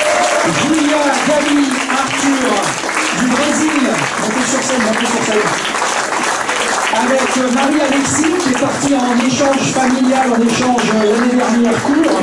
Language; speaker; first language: French; native; French